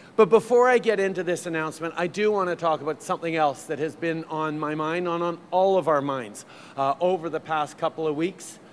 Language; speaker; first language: English; early bilingual, other home language; French